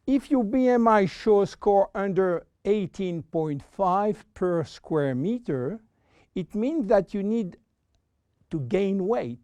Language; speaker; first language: English; non-native, fluent; French